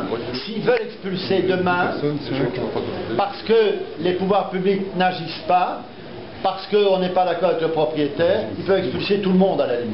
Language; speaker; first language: French; native; French